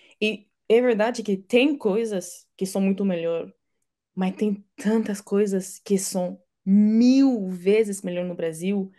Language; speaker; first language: Portuguese; non-native, fluent; French